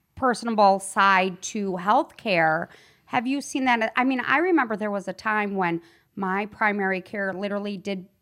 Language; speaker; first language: English; native; English